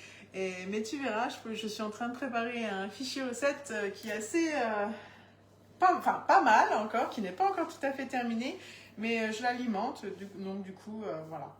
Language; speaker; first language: French; native; French